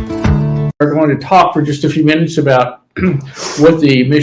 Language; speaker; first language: English; native; English